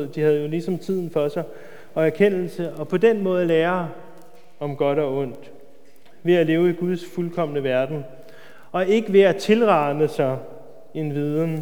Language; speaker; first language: Danish; native; Danish